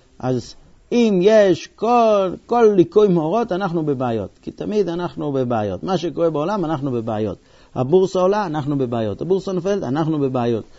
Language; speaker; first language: Hebrew; non-native, fluent; English